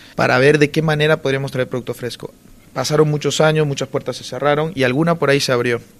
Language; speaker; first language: Spanish; native; Spanish